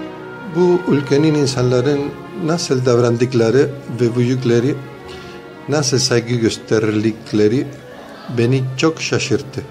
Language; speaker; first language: Turkish; non-native, fluent; Spanish